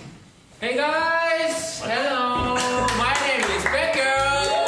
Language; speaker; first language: English; non-native, learner; Korean